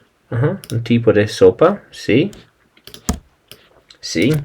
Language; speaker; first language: Spanish; non-native, learner; English